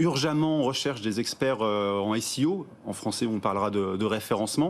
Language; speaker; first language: French; native; French